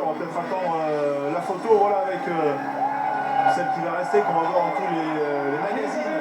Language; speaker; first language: French; native; French